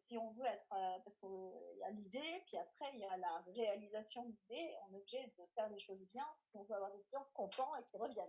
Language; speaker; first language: French; native; French